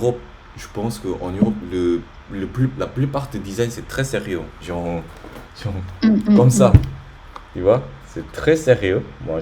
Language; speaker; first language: French; native; French